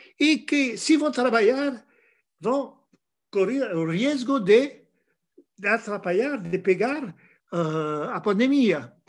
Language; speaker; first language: Portuguese; non-native, fluent; French